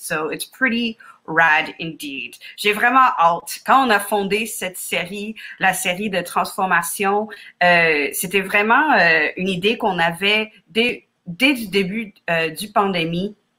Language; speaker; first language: French; non-native, fluent; English